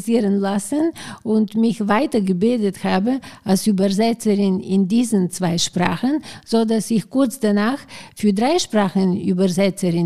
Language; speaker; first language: German; non-native, fluent; Bulgarian